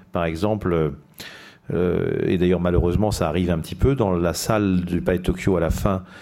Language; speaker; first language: French; native; French